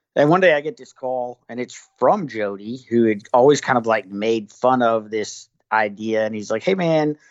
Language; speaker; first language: English; native; English